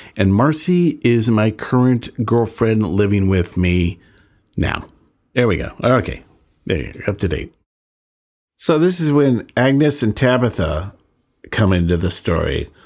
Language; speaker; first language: English; native; English